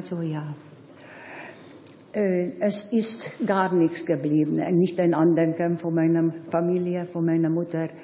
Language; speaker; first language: German; non-native, fluent; Hungarian